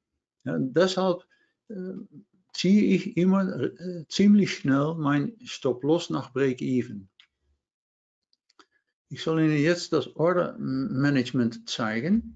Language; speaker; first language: German; non-native, learner; Dutch